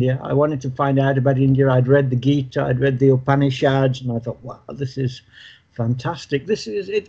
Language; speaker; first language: English; native; English